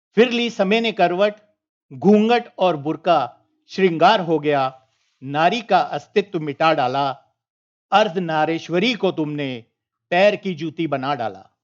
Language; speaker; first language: Hindi; non-native, local second language; Punjabi